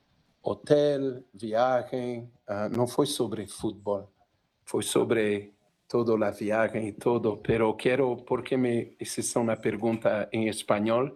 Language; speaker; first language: Spanish; non-native, fluent; Portuguese